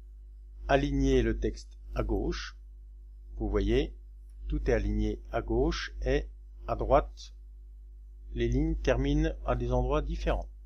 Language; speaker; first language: French; native; French